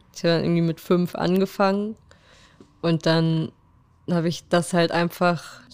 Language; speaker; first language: German; native; German